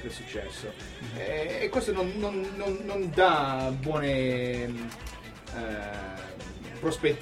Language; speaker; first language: Italian; non-native, fluent; English